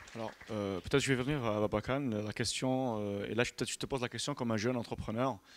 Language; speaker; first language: French; non-native, local second language; Arabic